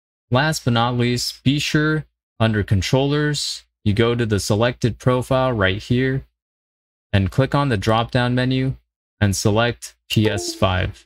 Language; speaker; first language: English; native; English